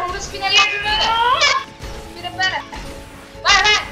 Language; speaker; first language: Portuguese; native; Portuguese